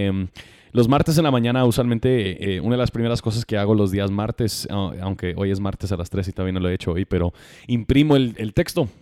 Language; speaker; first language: Spanish; non-native, fluent; English